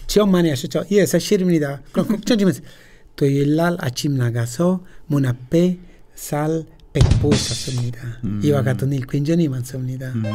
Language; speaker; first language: Korean; non-native, fluent; Italian